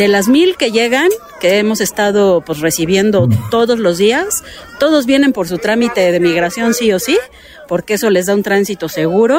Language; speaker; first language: Spanish; native; Spanish